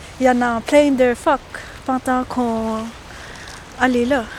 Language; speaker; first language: French; non-native, local second language; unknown